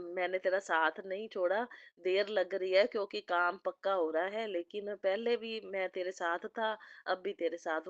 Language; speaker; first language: Hindi; non-native, local second language; Punjabi